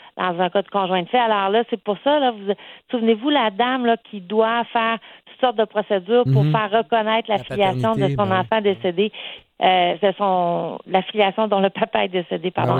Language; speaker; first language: French; native; French